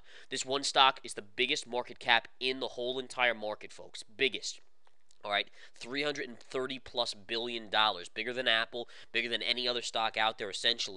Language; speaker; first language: English; native; English